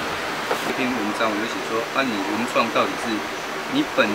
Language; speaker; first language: Chinese; native; Chinese